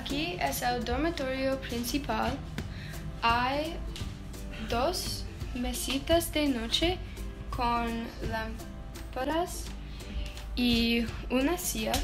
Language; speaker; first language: Spanish; non-native, learner; English